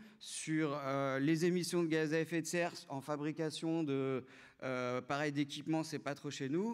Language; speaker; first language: French; native; French